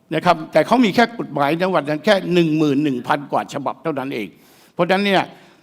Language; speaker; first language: Thai; native; Thai